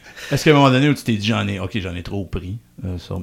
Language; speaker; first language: French; native; French